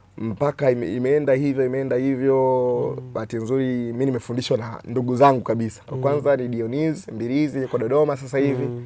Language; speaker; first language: Swahili; native; Swahili